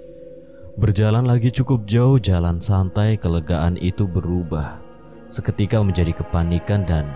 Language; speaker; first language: Indonesian; native; Indonesian